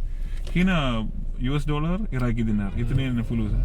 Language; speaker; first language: Arabic; non-native, learner; Malayalam